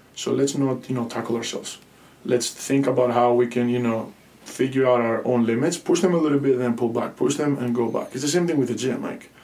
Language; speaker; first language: English; non-native, fluent; Greek